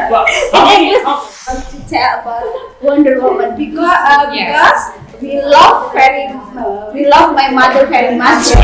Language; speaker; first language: English; non-native, learner; Indonesian